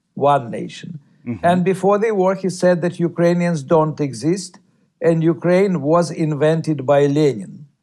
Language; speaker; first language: English; non-native, fluent; Russian